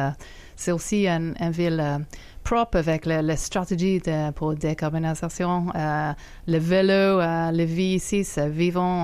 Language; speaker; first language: French; non-native, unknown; English